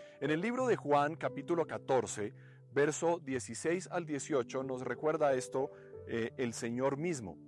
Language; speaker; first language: Spanish; native; Spanish